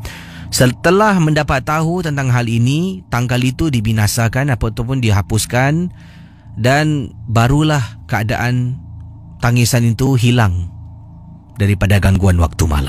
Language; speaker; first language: Malay; native; Malay